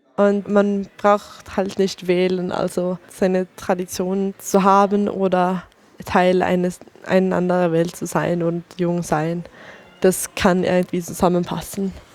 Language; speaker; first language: German; non-native, fluent; Swedish